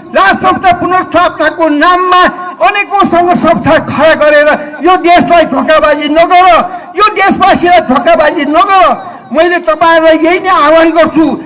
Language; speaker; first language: Nepali; non-native, local second language; Newari